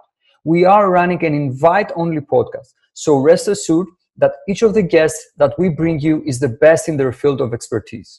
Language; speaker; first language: English; non-native, fluent; Greek